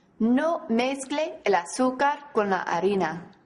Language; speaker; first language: Spanish; non-native, fluent; English